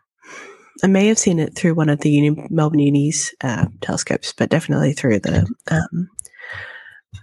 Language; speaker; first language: English; native; English